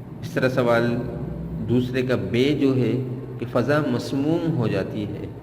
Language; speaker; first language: Urdu; native; Urdu